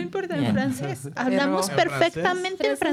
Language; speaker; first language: Spanish; native; Spanish